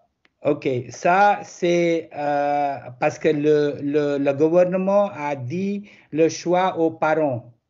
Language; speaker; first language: French; non-native, learner; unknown